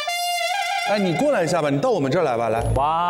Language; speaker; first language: Chinese; native; Chinese